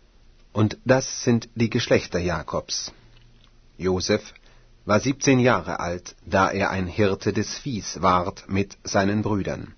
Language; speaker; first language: German; native; German